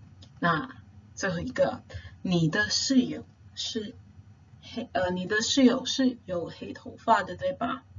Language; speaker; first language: Chinese; non-native, fluent; English